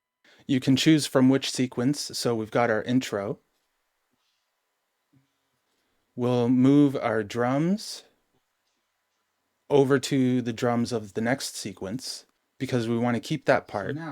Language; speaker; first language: English; native; English